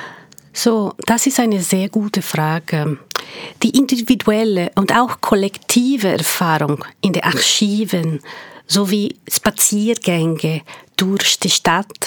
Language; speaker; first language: German; non-native, fluent; Portuguese